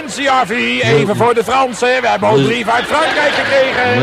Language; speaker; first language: Dutch; native; Dutch